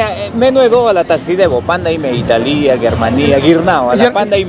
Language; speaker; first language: Greek; non-native, fluent; Spanish